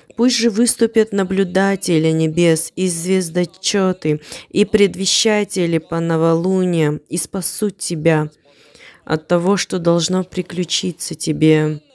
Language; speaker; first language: Russian; non-native, fluent; Armenian